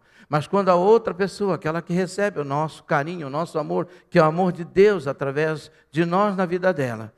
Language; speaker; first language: Portuguese; native; Portuguese